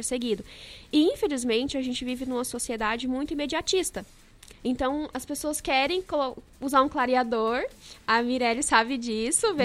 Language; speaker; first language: Portuguese; native; Portuguese